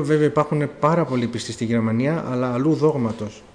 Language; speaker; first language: Greek; early bilingual, other home language; German